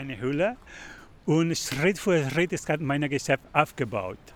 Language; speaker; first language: German; non-native, learner; Spanish